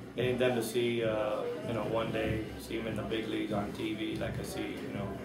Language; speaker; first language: English; native; English